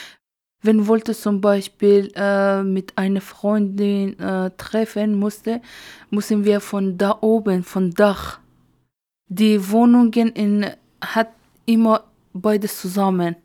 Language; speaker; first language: German; non-native, learner; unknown